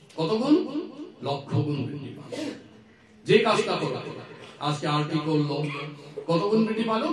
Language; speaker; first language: Bangla; non-native, learner; Assamese